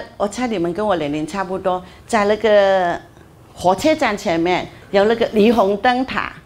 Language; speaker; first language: Chinese; non-native, fluent; Cantonese